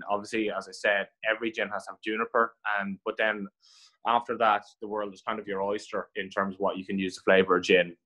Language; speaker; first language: English; native; English